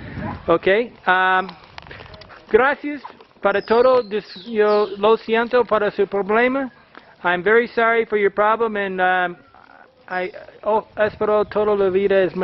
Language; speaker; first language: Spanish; non-native, learner; English